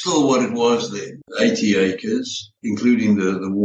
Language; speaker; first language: English; native; English